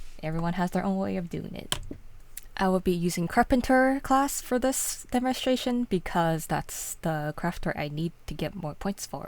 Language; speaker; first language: English; native; English